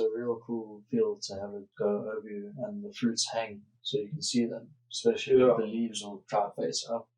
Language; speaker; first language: English; native; English